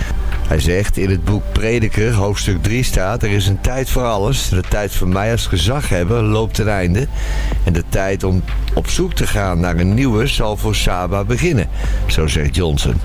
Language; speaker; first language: Dutch; native; Dutch